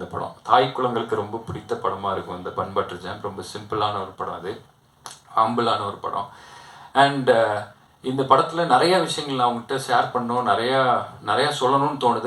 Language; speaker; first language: Tamil; native; Tamil